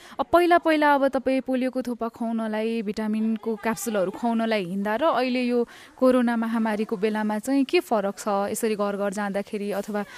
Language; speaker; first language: Nepali; native; Nepali